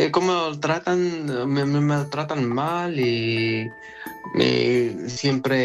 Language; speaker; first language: Spanish; non-native, learner; Arabic